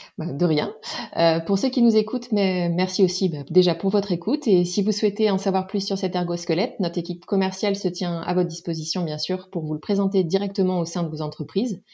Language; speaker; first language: French; native; French